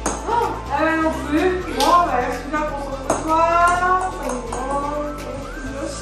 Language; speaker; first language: French; native; French